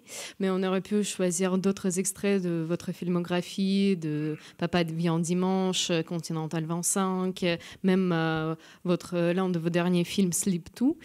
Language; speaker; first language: French; native; French